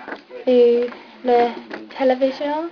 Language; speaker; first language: French; non-native, learner; English